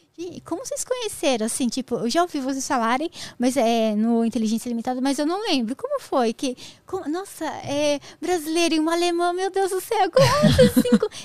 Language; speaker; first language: Portuguese; native; Portuguese